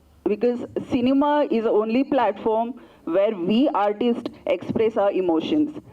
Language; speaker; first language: English; non-native, local second language; Telugu